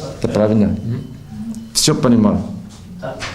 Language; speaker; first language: Russian; non-native, learner; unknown